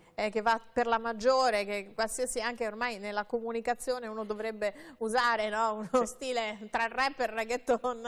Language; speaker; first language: Italian; native; Italian